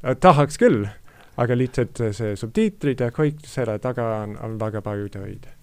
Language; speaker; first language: Estonian; non-native, fluent; English